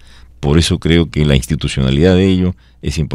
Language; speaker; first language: Spanish; native; Spanish